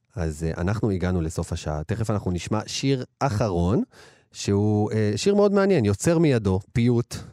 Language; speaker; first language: Hebrew; native; Hebrew